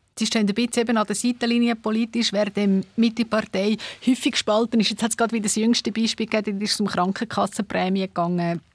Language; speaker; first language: German; native; German